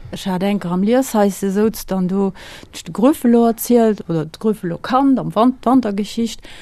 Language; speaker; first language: Luxembourgish; native; Luxembourgish